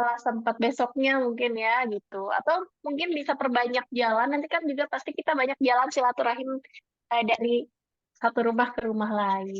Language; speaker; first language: Indonesian; native; Indonesian